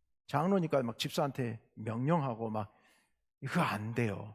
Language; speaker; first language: Korean; native; Korean